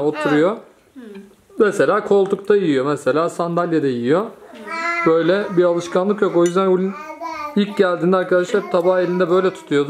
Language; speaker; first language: Turkish; native; Turkish